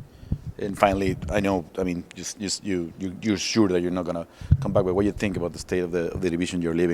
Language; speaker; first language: English; non-native, fluent; Spanish